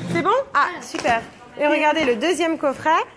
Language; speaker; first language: French; native; French